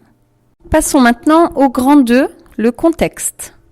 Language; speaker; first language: French; native; French